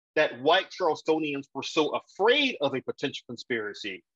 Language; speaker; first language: English; native; English